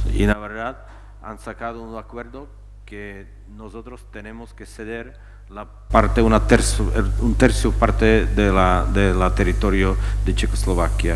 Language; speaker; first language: Spanish; non-native, fluent; Czech